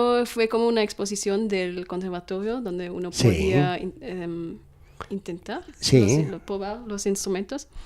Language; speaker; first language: Spanish; non-native, fluent; German